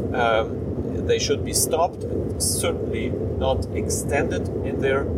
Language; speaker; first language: English; non-native, fluent; German